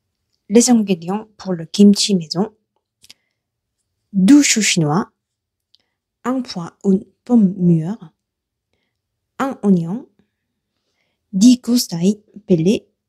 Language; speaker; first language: French; non-native, learner; Korean